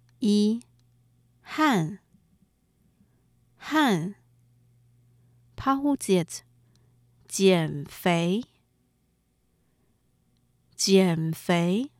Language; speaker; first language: Chinese; non-native, learner; Russian